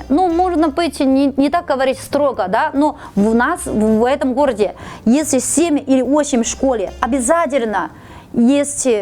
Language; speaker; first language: Russian; non-native, fluent; Chinese